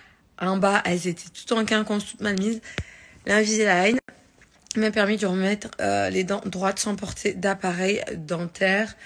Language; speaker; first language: French; native; French